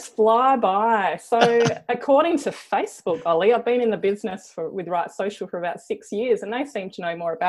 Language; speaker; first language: English; native; English